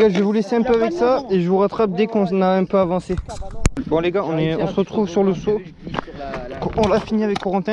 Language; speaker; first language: French; native; French